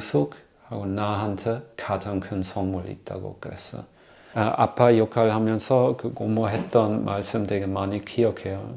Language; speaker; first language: Korean; non-native, fluent; German